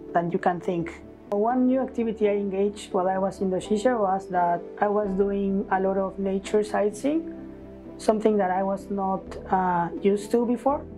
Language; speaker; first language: English; non-native, fluent; Spanish